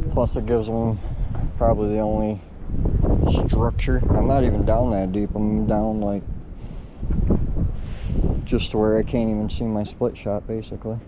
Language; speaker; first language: English; native; English